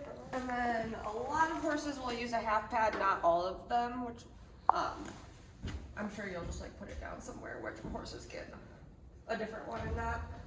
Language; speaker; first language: English; native; English